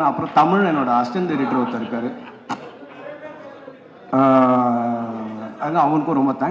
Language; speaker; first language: Tamil; native; Tamil